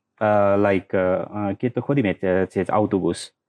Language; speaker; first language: Slovak; non-native, learner; Nepali